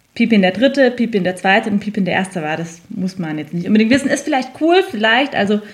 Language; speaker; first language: German; native; German